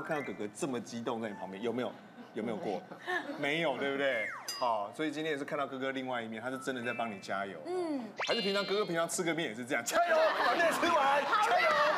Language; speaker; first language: Chinese; native; Chinese